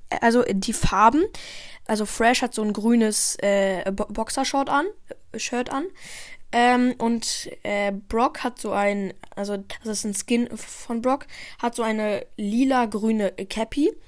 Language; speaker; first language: German; native; German